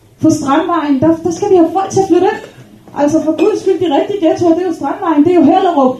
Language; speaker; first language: Danish; early bilingual, other home language; Arabic